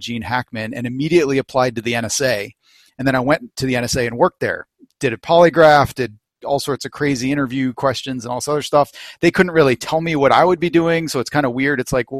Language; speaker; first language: English; native; English